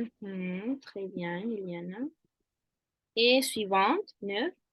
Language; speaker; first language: French; non-native, fluent; Spanish